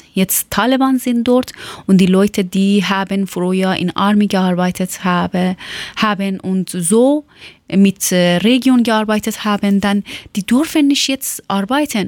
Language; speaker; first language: German; non-native, learner; Persian